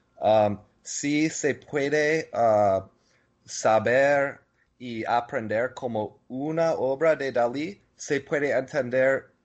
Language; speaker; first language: Spanish; non-native, learner; English